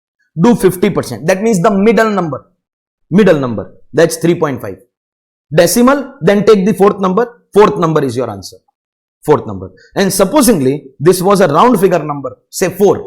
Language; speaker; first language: English; non-native, local second language; Hindi